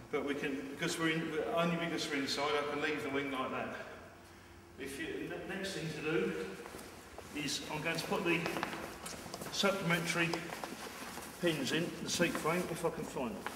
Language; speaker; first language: English; native; English